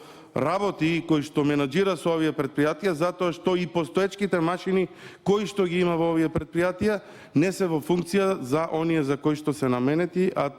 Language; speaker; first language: Macedonian; native; Macedonian